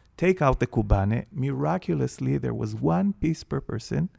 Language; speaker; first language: English; non-native, fluent; Hebrew